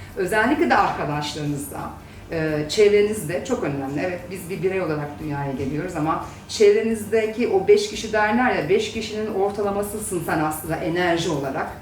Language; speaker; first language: Turkish; early bilingual, heritage; Turkish